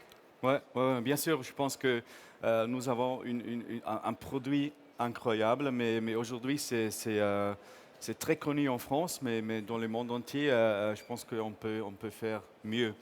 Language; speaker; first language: French; non-native, fluent; English